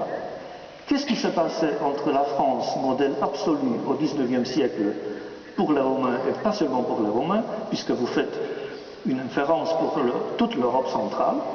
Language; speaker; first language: French; non-native, fluent; Romanian